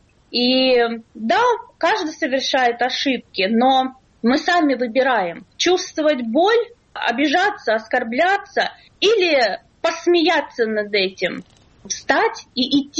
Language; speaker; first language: Russian; native; Russian